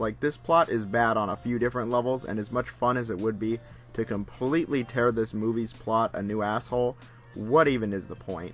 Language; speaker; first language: English; native; English